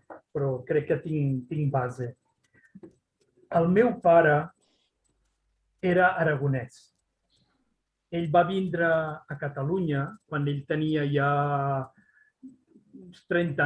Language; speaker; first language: Catalan; non-native, local second language; Spanish